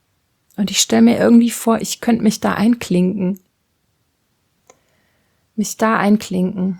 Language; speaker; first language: German; native; German